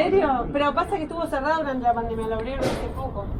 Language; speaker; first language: Spanish; native; Spanish